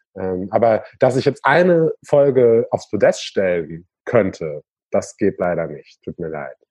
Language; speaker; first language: German; native; German